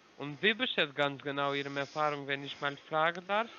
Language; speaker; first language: German; non-native, learner; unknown